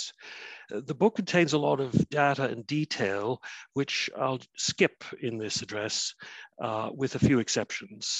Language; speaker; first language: English; native; English